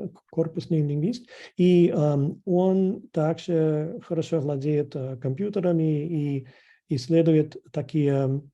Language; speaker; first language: Russian; non-native, fluent; English